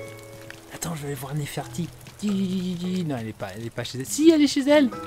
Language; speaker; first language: French; native; French